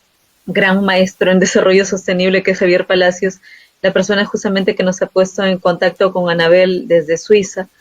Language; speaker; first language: Spanish; native; Spanish